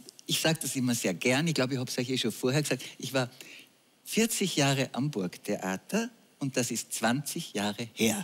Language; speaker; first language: German; native; German